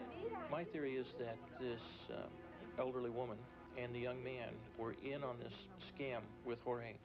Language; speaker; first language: English; native; English